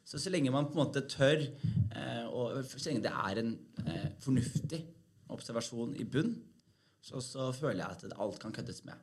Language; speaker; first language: Norwegian; early bilingual, other home language; Somali